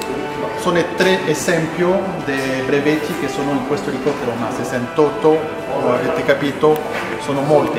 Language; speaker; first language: Italian; non-native, fluent; French